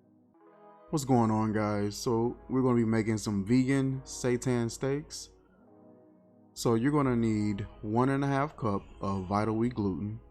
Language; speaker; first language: English; native; English